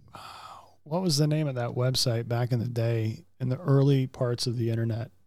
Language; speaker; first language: English; native; English